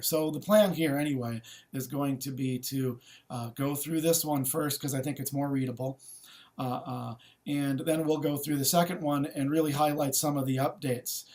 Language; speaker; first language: English; native; English